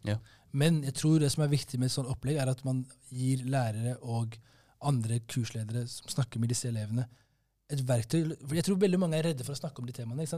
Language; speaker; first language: Norwegian; early bilingual, other home language; Somali